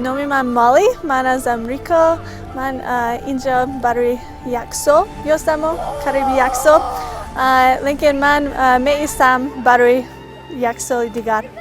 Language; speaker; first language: Persian; non-native, learner; English